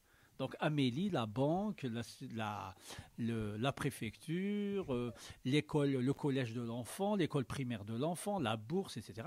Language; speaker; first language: French; native; French